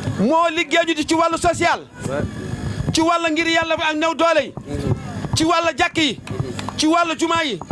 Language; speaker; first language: Wolof; non-native, local second language; Fula